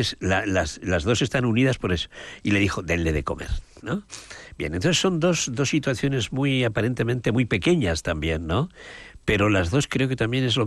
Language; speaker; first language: Spanish; native; Spanish